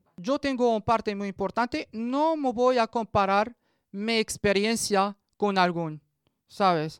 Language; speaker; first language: Spanish; non-native, learner; Arabic